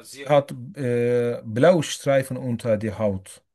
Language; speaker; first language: German; non-native, learner; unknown